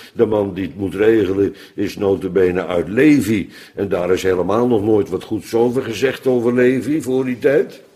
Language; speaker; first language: Dutch; native; Dutch